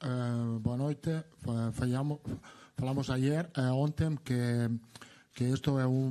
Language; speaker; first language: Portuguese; non-native, learner; Italian